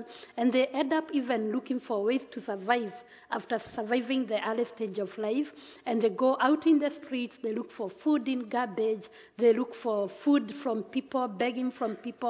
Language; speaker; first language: English; non-native, local second language; Kikuyu